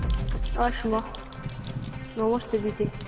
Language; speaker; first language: French; native; French